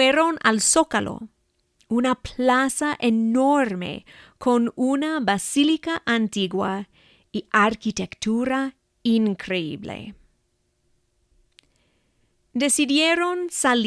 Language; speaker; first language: Spanish; non-native, fluent; English